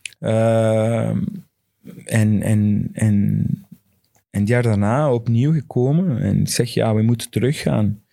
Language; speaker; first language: Dutch; non-native, fluent; Portuguese